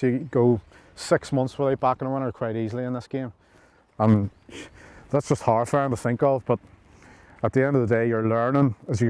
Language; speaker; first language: English; native; English